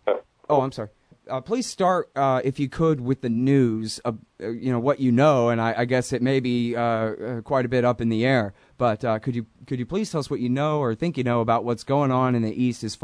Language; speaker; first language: English; native; English